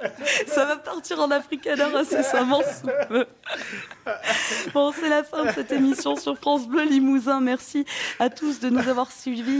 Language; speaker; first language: French; native; French